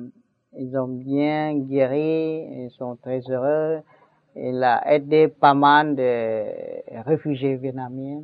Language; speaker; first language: French; non-native, learner; Vietnamese